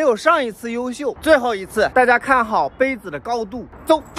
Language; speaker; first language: Chinese; native; Chinese